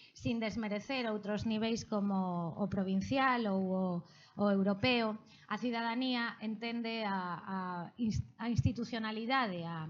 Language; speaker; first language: Galician; non-native, local second language; Spanish